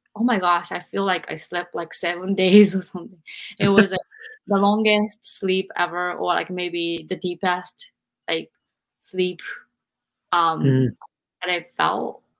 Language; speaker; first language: English; non-native, fluent; Japanese